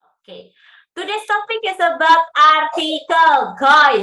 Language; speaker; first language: English; non-native, fluent; Indonesian